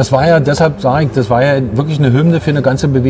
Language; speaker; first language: German; native; German